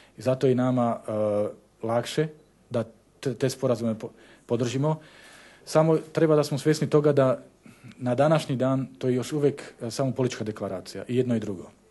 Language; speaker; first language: Bosnian; non-native, fluent; Slovak